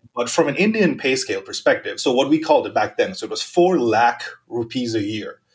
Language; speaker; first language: English; non-native, local second language; Gujarati